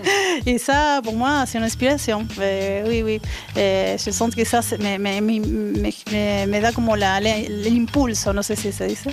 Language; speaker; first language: French; non-native, fluent; Spanish